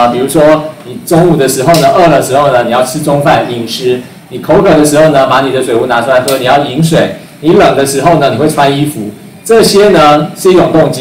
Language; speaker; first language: Chinese; native; Chinese